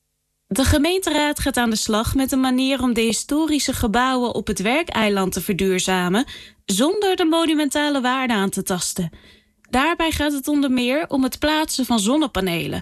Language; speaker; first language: Dutch; native; Dutch